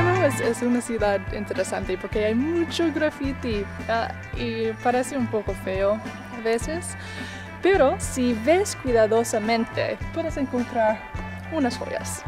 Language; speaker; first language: Spanish; non-native, fluent; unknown